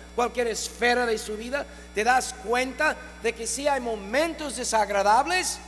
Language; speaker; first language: Spanish; non-native, fluent; English